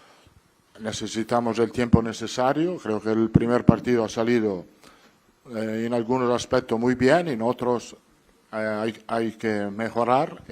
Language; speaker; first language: Spanish; non-native, fluent; Italian